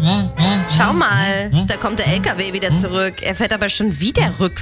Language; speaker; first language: German; native; German